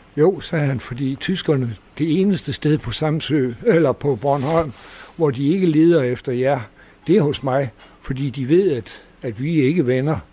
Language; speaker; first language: Danish; native; Danish